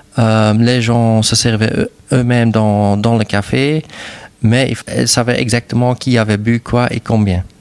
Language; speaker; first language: French; non-native, local second language; Dutch